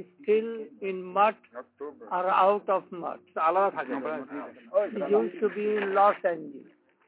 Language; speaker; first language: English; non-native, local second language; Bangla